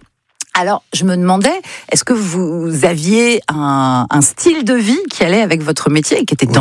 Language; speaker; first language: French; native; French